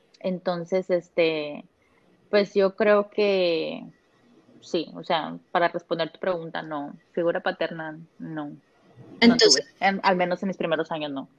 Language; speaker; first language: Spanish; native; Spanish